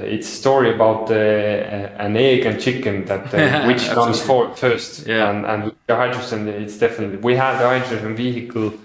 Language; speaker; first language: English; non-native, fluent; Estonian